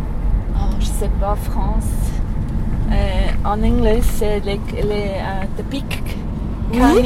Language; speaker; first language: French; non-native, learner; English